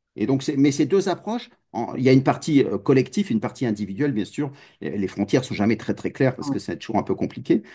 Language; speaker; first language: French; native; French